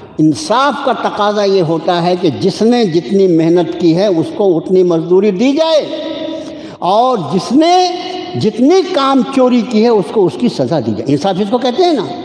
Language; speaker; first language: Urdu; native; Urdu